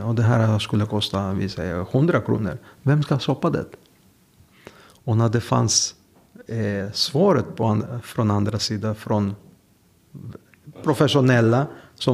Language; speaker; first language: Swedish; non-native, fluent; Greek